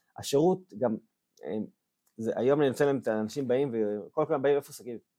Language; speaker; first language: Hebrew; native; Hebrew